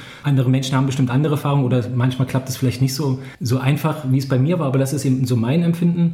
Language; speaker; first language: German; native; German